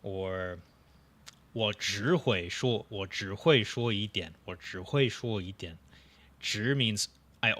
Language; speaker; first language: Chinese; non-native, fluent; English